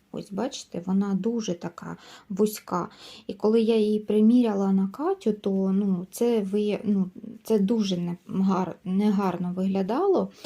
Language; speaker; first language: Ukrainian; native; Ukrainian